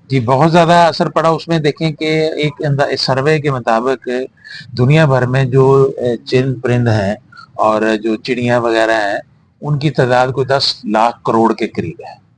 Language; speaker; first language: Urdu; non-native, local second language; Punjabi